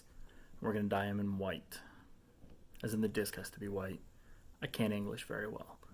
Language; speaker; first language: English; native; English